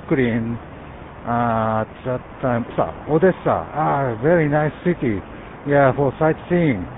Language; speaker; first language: English; non-native, learner; Japanese